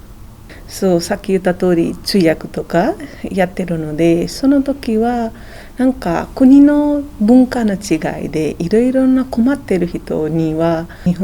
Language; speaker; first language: Japanese; non-native, fluent; Nepali